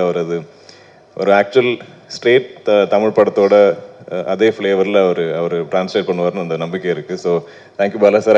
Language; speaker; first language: Tamil; non-native, local second language; Malayalam